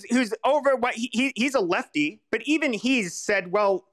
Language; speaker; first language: English; native; English